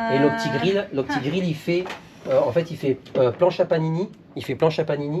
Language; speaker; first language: French; native; French